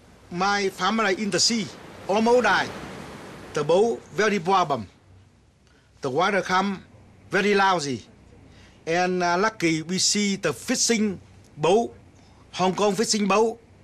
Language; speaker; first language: English; non-native, learner; Vietnamese